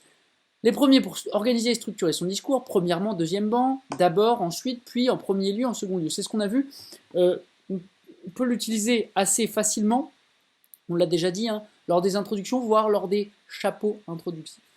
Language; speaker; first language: French; native; French